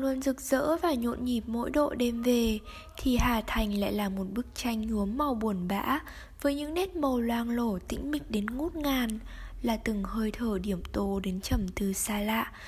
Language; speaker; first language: Vietnamese; native; Vietnamese